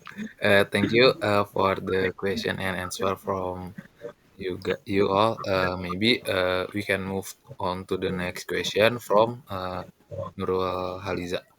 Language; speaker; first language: English; non-native, learner; Indonesian